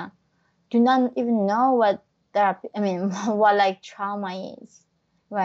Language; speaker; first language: English; non-native, fluent; Korean